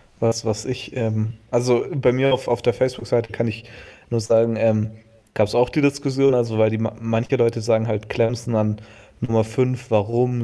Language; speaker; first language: German; native; German